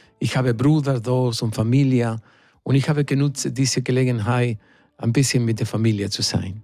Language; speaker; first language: German; non-native, learner; Spanish